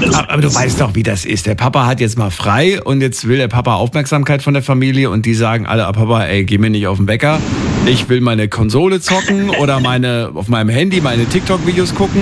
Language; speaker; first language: German; native; German